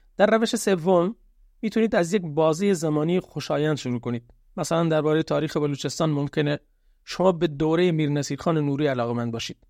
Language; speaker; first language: Persian; non-native, local second language; Baluchi